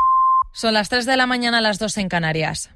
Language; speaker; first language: Spanish; native; Spanish